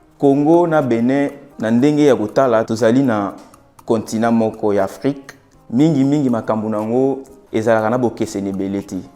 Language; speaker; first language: Lingala; non-native, local second language; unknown